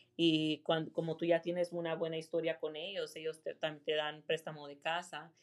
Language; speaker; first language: Spanish; early bilingual, heritage; Spanish